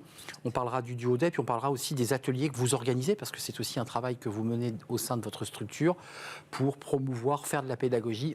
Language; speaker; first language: French; native; French